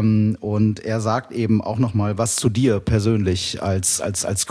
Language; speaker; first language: German; native; German